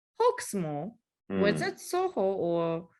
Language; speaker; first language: English; non-native, learner; Japanese